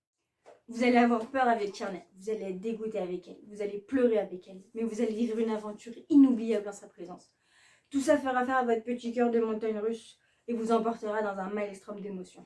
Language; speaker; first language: French; native; French